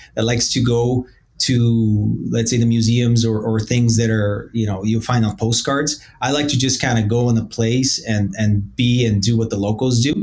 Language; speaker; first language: English; early bilingual, other home language; Portuguese